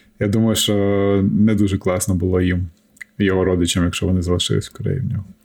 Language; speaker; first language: Ukrainian; native; Ukrainian